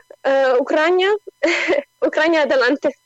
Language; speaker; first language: Spanish; non-native, fluent; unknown